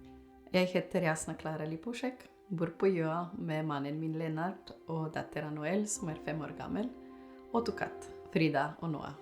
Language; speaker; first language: Norwegian; non-native, fluent; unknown